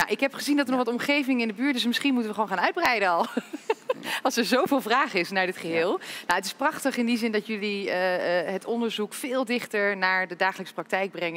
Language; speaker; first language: Dutch; native; Dutch